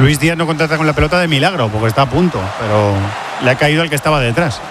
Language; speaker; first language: Spanish; native; Spanish